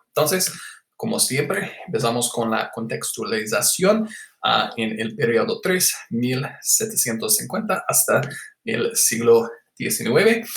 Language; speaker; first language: Spanish; non-native, fluent; English